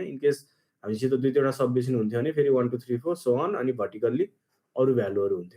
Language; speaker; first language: Nepali; native; Nepali